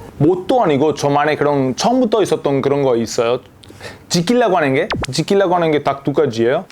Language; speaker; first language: Korean; non-native, fluent; Italian